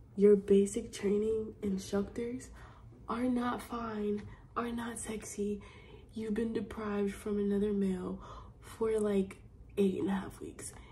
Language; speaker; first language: English; native; English